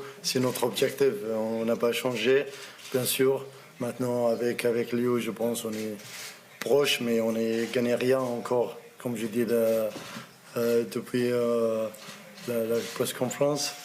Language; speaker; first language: French; non-native, learner; Arabic